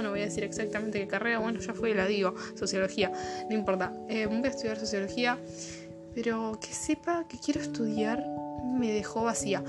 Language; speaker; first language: Spanish; native; Spanish